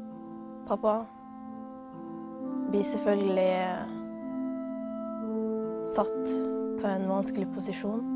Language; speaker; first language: Norwegian; early bilingual, other home language; Somali